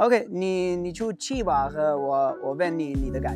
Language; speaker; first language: Chinese; non-native, learner; English